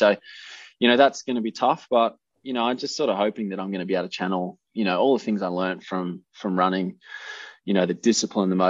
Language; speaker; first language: English; native; English